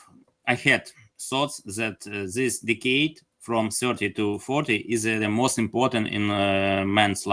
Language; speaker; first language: English; non-native, learner; Ukrainian